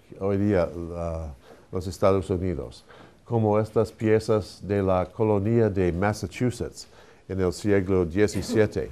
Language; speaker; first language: Spanish; non-native, fluent; English